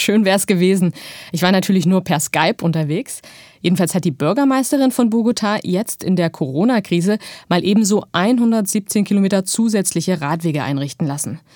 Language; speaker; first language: German; native; German